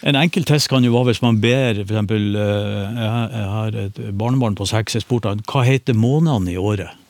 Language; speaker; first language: Norwegian; native; Norwegian